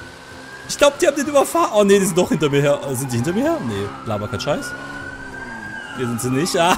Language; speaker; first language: German; native; German